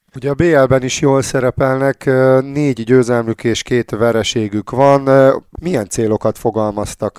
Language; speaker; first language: Hungarian; native; Hungarian